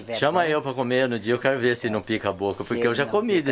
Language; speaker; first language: Portuguese; native; Portuguese